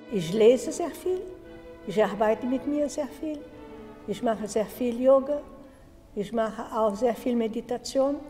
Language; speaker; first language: German; non-native, fluent; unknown